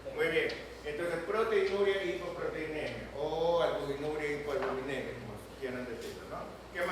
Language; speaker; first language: Spanish; native; Spanish